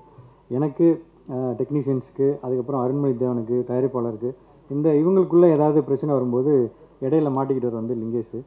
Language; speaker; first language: Tamil; native; Tamil